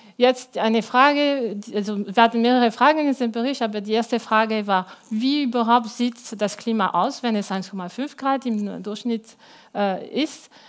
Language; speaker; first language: German; non-native, local second language; French